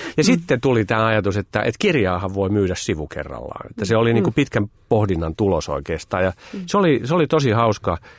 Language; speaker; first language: Finnish; native; Finnish